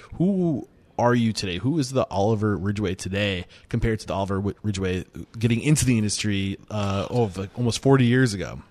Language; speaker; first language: English; native; English